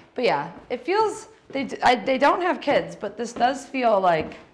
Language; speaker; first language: English; native; English